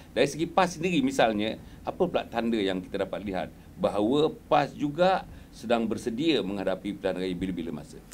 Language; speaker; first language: Malay; native; Malay